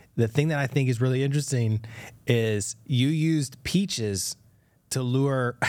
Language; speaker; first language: English; native; English